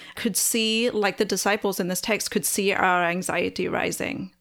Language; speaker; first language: English; native; English